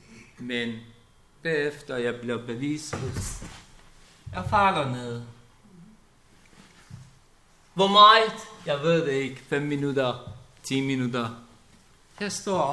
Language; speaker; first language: Danish; non-native, learner; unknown